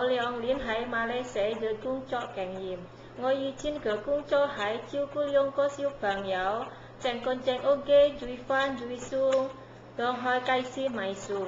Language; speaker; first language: Cantonese; non-native, learner; Indonesian